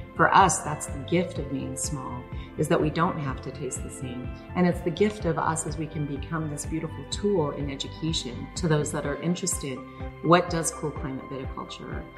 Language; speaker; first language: English; native; English